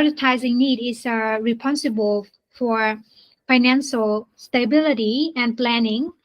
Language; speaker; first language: English; non-native, learner; Vietnamese